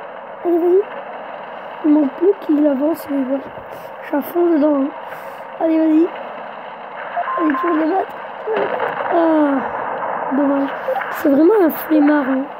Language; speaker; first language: French; native; French